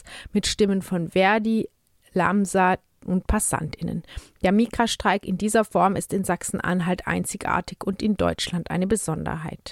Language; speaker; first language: German; native; German